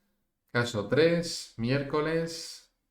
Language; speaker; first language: Spanish; native; Spanish